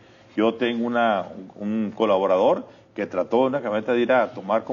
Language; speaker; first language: Spanish; native; Spanish